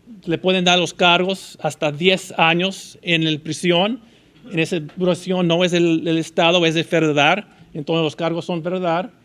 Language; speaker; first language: Spanish; early bilingual, heritage; Spanish